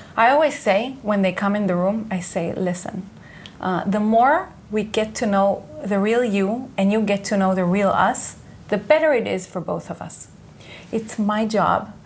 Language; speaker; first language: English; non-native, fluent; Hebrew